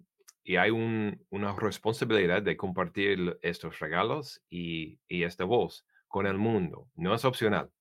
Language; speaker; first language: Spanish; non-native, fluent; English